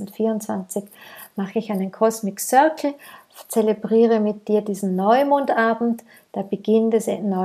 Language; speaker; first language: German; native; German